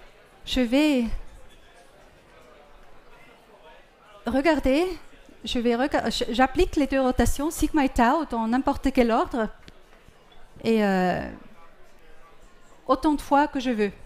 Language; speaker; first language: French; non-native, fluent; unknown